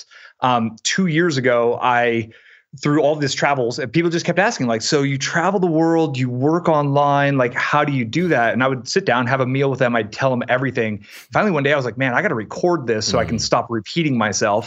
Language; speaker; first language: English; native; English